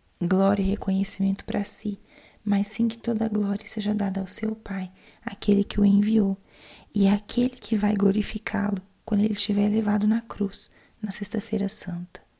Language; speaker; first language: Portuguese; native; Portuguese